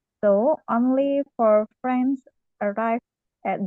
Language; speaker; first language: English; non-native, learner; Indonesian